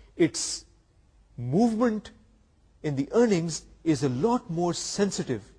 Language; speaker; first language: English; non-native, local second language; Urdu